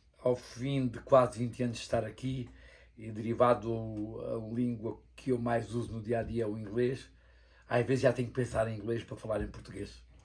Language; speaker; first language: Portuguese; native; Portuguese